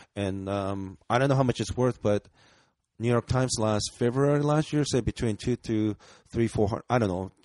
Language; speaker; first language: English; early bilingual, other home language; Japanese